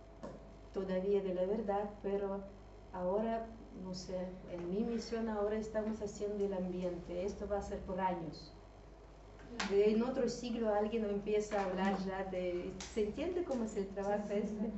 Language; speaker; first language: Spanish; non-native, fluent; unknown